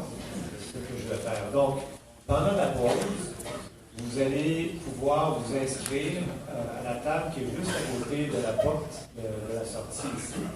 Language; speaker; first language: French; native; French